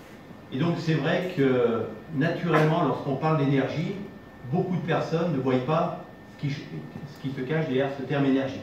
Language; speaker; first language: French; native; French